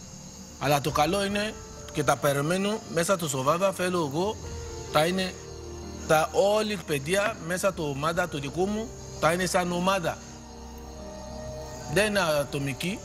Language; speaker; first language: Greek; non-native, learner; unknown